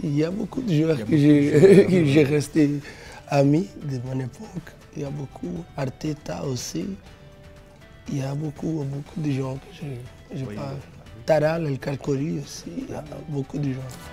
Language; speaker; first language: French; non-native, fluent; Portuguese